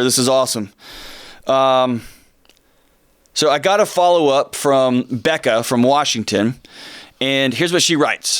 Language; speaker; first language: English; native; English